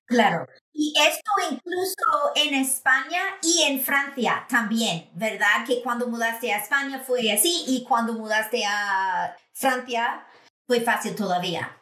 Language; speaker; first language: Spanish; non-native, fluent; English